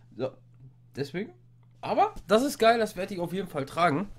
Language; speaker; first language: German; non-native, fluent; English